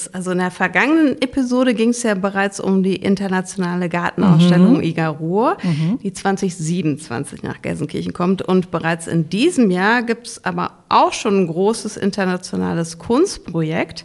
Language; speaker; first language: German; native; German